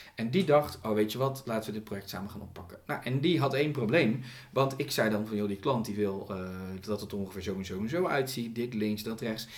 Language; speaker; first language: Dutch; native; Dutch